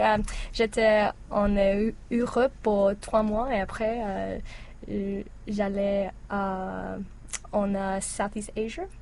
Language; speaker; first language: French; non-native, learner; English